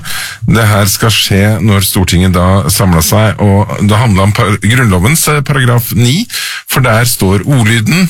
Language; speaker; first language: Norwegian; native; Norwegian